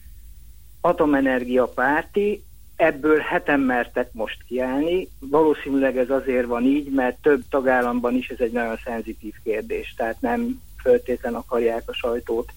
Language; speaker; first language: Hungarian; native; Hungarian